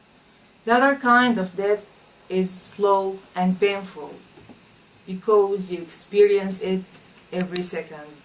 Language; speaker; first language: English; non-native, fluent; Arabic